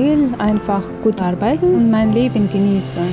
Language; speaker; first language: German; non-native, learner; Persian